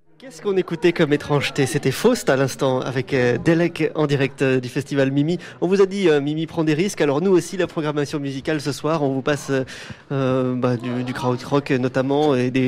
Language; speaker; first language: French; native; French